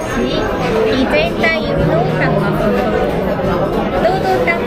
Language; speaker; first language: Spanish; non-native, learner; Korean